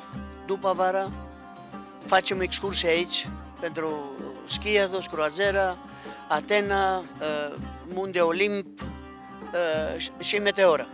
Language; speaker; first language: Romanian; non-native, learner; Greek